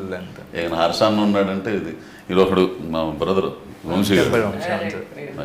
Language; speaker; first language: Telugu; native; Telugu